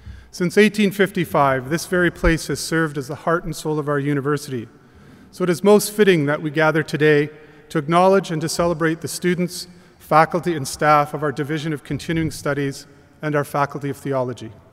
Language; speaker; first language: English; native; English